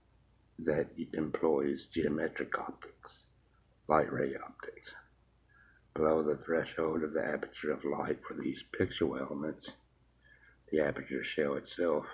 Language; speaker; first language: English; native; English